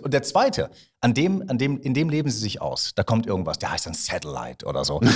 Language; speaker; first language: German; native; German